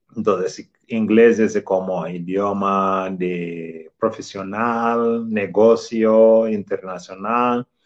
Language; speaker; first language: Spanish; non-native, fluent; Swahili